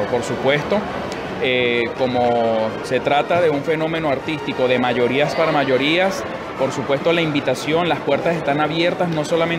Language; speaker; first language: Spanish; native; Spanish